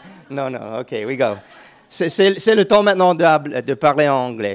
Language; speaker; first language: French; non-native, learner; English